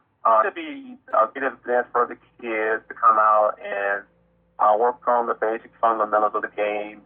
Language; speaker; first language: English; native; English